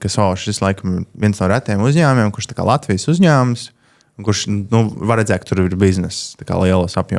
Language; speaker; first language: Latvian; native; Latvian